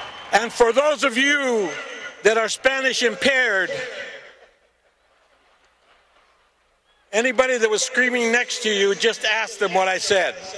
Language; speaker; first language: English; early bilingual, other home language; Spanish